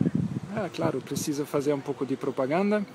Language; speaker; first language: Portuguese; non-native, fluent; German